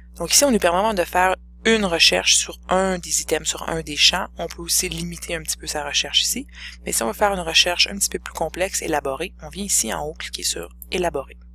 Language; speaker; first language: French; native; French